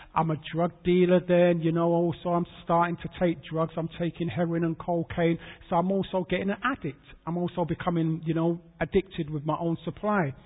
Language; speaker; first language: English; native; English